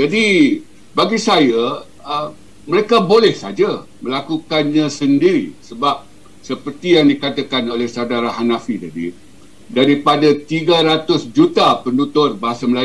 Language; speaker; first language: Malay; native; Malay